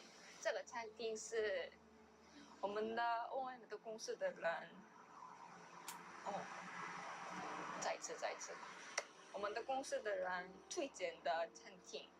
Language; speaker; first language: Chinese; non-native, learner; Korean